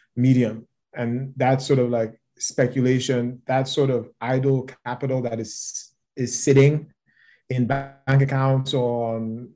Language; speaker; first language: English; non-native, local second language; Yoruba